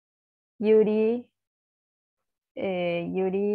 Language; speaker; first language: Korean; non-native, learner; Spanish